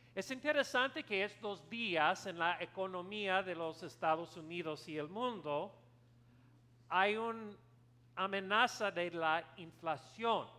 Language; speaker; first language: Spanish; non-native, learner; English